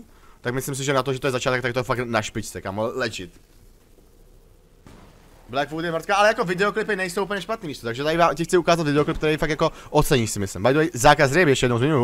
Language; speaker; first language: Czech; native; Czech